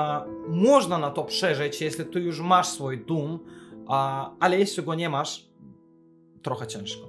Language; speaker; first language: Polish; non-native, fluent; Azerbaijani